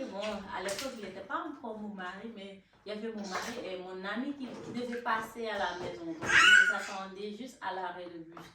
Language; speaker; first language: French; non-native, local second language; Wolof